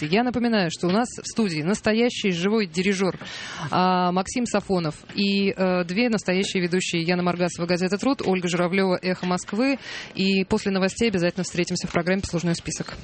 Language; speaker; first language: Russian; native; Russian